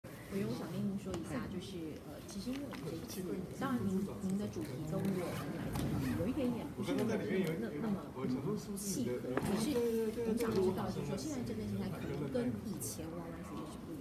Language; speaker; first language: Chinese; native; Chinese